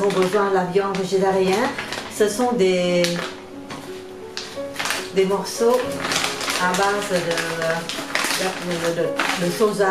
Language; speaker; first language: French; non-native, learner; Vietnamese